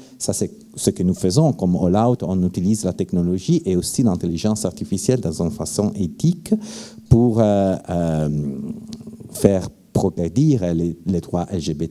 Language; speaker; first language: French; non-native, fluent; Italian